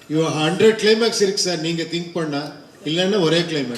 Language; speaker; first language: Tamil; non-native, fluent; Kannada